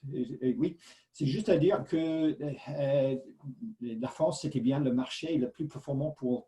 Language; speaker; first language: French; non-native, fluent; English